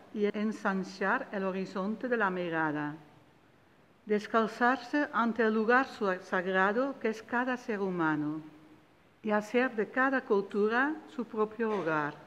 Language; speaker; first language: Spanish; non-native, fluent; Dutch